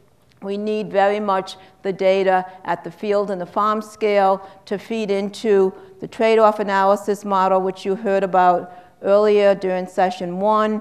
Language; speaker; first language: English; native; English